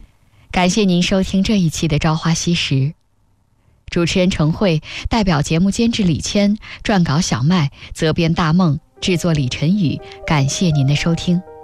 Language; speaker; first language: Chinese; native; Chinese